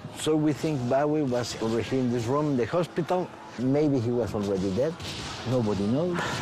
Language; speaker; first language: English; non-native, fluent; Spanish